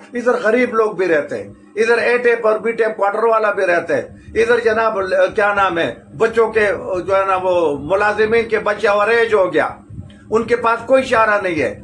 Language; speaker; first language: Urdu; non-native, local second language; Pashto